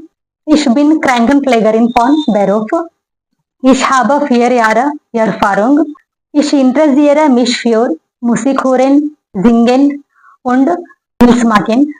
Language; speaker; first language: German; non-native, learner; Kannada